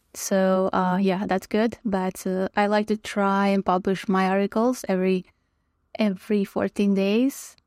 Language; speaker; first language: English; non-native, fluent; Croatian